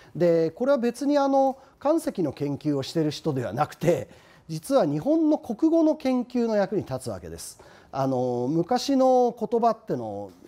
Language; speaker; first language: Japanese; native; Japanese